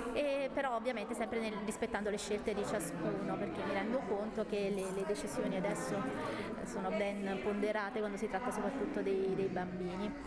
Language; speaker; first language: Italian; native; Italian